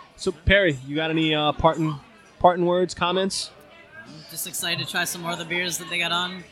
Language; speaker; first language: English; native; English